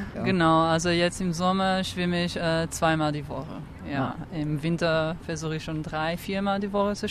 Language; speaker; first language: German; non-native, fluent; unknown